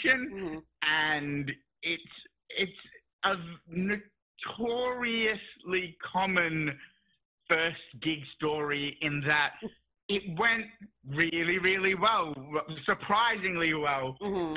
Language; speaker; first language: English; native; English